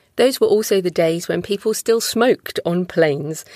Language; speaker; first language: English; native; English